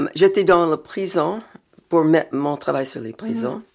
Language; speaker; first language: French; non-native, fluent; English